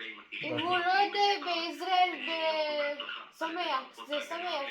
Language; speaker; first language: Hebrew; non-native, learner; Gujarati